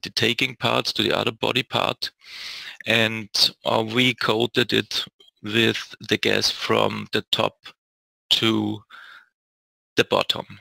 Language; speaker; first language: English; non-native, fluent; German